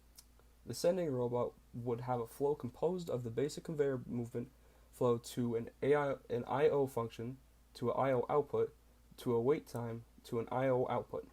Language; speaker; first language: English; native; English